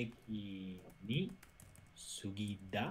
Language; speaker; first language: Japanese; non-native, learner; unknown